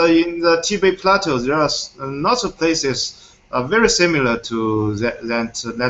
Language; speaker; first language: English; non-native, fluent; Chinese